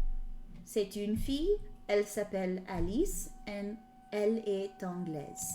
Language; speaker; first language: French; non-native, learner; English